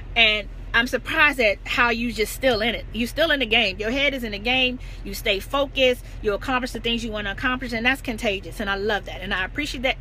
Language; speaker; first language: English; native; English